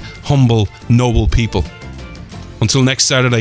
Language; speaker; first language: English; native; English